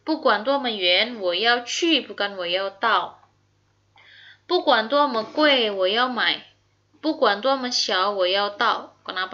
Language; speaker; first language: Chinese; non-native, fluent; Indonesian